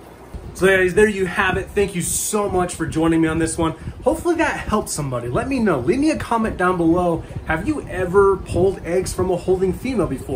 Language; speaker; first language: English; native; English